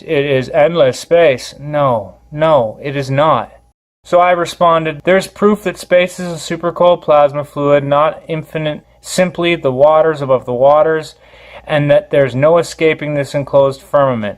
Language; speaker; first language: English; native; English